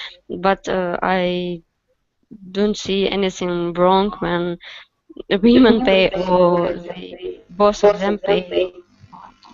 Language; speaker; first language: English; non-native, learner; Russian